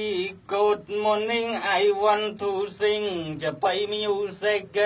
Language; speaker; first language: English; non-native, learner; Khmer